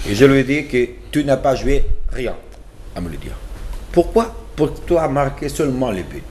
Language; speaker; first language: French; non-native, learner; Portuguese